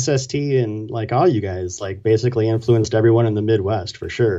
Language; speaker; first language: English; native; English